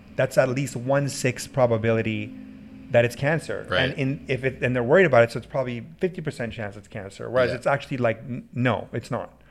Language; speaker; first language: English; early bilingual, other home language; Persian